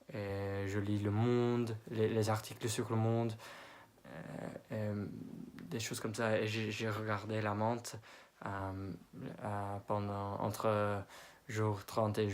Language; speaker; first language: French; non-native, fluent; English